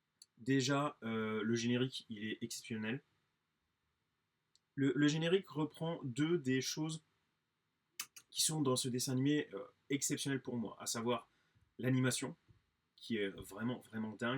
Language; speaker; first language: French; native; French